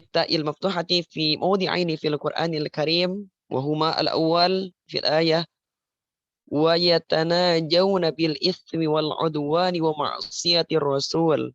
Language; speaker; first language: Arabic; non-native, learner; Indonesian